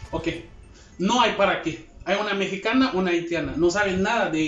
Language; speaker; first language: Spanish; non-native, learner; Haitian Creole